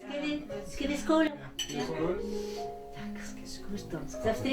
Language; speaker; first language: Danish; non-native, learner; Russian